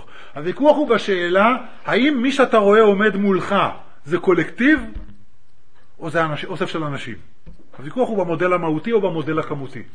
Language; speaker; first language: Hebrew; native; Hebrew